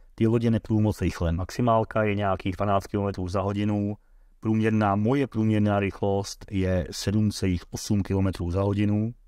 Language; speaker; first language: Czech; early bilingual, heritage; Dutch